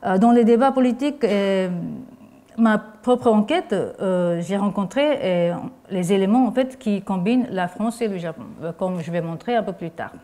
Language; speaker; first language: French; non-native, fluent; Japanese